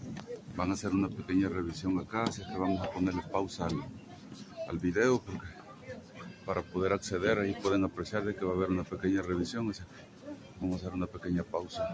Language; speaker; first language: Spanish; native; Spanish